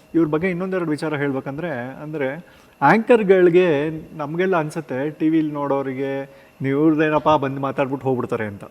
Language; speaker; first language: Kannada; native; Kannada